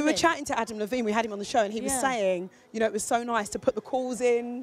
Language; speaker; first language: English; native; English